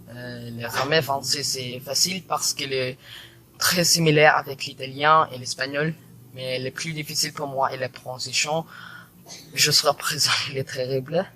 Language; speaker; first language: French; non-native, learner; Filipino